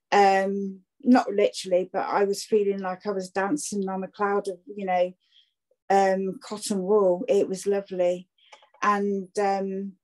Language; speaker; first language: English; native; English